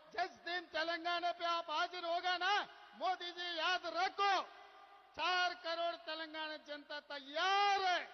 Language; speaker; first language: Hindi; non-native, local second language; Telugu